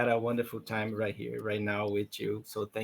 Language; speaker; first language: English; non-native, learner; Portuguese